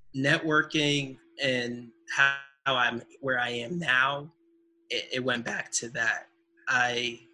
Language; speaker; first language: English; native; English